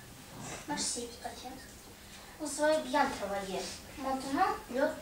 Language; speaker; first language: French; non-native, learner; Russian